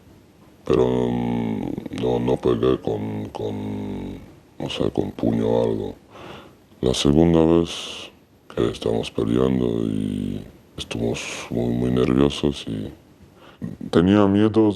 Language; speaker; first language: Spanish; non-native, learner; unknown